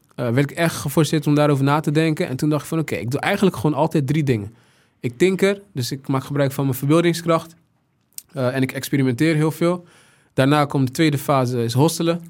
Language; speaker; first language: Dutch; native; Dutch